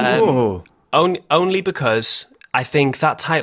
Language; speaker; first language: English; native; English